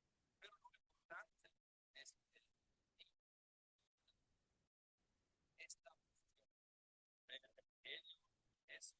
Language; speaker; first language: Spanish; non-native, learner; German